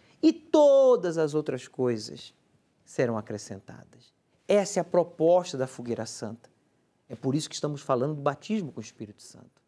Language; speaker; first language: Portuguese; native; Portuguese